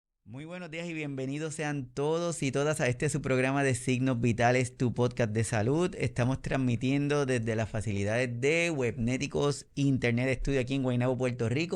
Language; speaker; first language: Spanish; native; Spanish